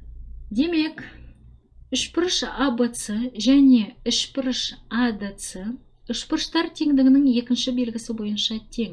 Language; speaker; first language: Kazakh; native; Kazakh